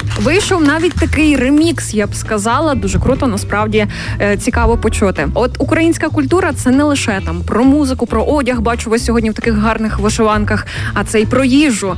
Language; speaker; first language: Ukrainian; native; Ukrainian